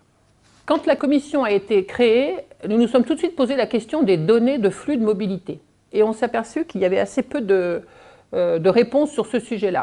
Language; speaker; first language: French; native; French